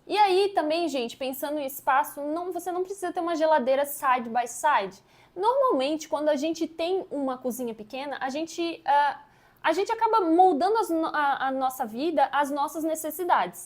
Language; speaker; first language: Portuguese; native; Portuguese